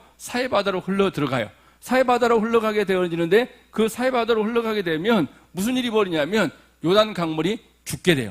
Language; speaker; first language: Korean; native; Korean